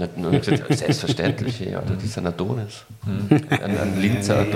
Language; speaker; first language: German; native; German